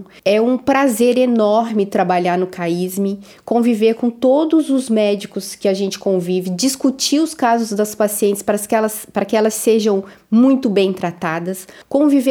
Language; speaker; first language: Portuguese; native; Portuguese